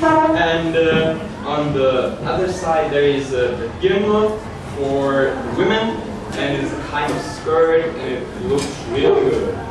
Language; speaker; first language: English; non-native, fluent; German